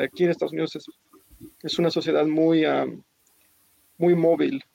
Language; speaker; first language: Spanish; early bilingual, heritage; English